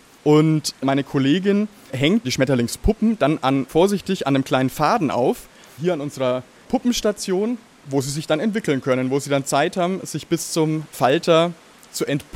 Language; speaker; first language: German; native; German